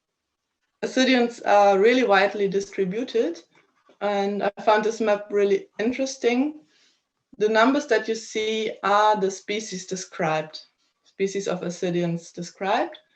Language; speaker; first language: English; non-native, fluent; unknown